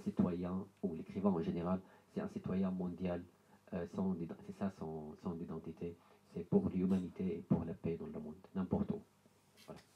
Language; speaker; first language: French; non-native, learner; Arabic